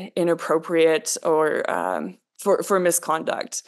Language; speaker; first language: English; native; English